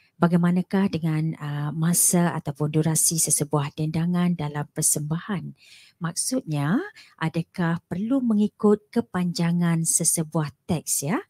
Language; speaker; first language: Malay; native; Malay